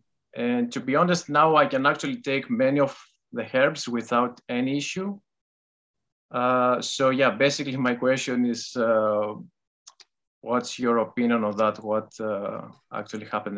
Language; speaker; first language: English; non-native, fluent; Greek